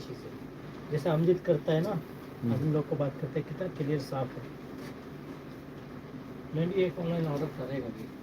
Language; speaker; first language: Hindi; non-native, learner; Bangla